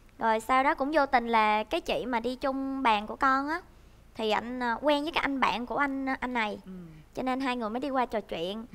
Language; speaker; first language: Vietnamese; native; Vietnamese